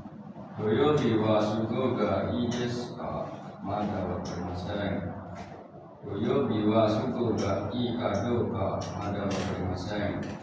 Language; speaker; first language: Japanese; non-native, learner; Indonesian